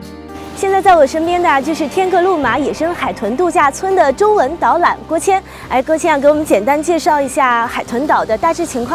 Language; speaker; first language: Chinese; native; Chinese